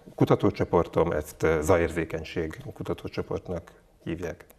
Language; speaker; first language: Hungarian; native; Hungarian